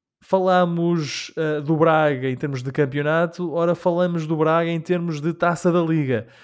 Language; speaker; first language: Portuguese; early bilingual, heritage; Portuguese